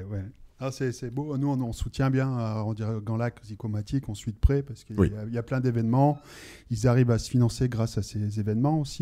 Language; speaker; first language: French; native; French